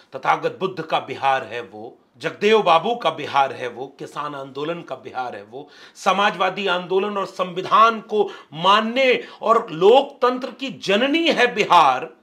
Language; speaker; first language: Hindi; native; Hindi